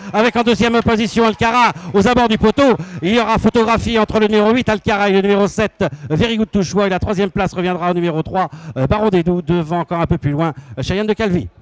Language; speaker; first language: French; native; French